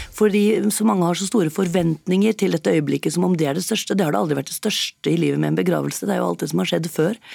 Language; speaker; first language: Norwegian; native; Norwegian